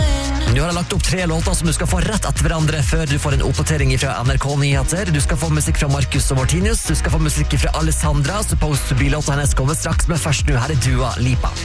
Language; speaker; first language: Norwegian; native; Norwegian